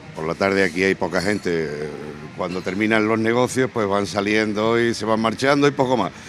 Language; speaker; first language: Spanish; native; Spanish